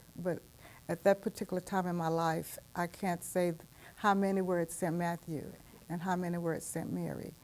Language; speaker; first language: English; native; English